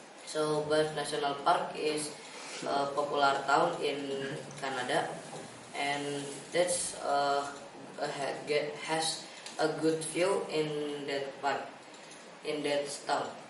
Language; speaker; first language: English; non-native, learner; Indonesian